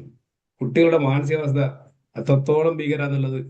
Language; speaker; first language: Malayalam; native; Malayalam